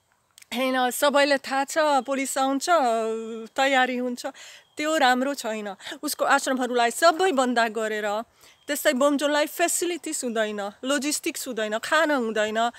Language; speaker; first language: Nepali; non-native, fluent; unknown